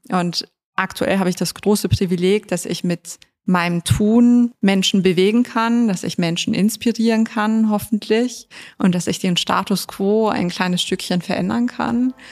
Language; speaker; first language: German; native; German